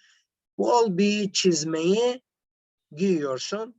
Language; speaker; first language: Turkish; non-native, learner; Arabic